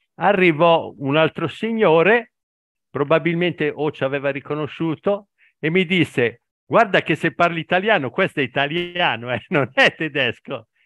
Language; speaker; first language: Italian; native; Italian